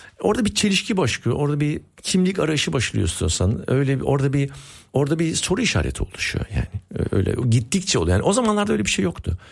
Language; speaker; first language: Turkish; early bilingual, heritage; Turkish